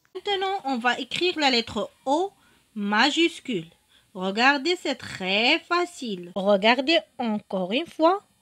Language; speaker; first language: French; non-native, local second language; Arabic